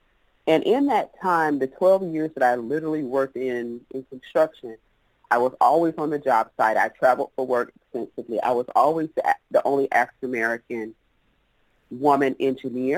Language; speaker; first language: English; native; English